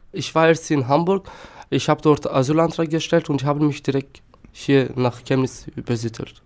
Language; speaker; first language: German; non-native, fluent; Turkish